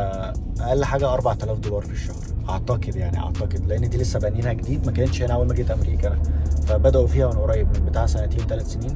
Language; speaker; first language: Arabic; native; Arabic